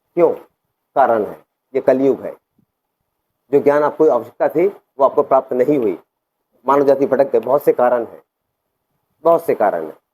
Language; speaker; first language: Hindi; non-native, local second language; Malayalam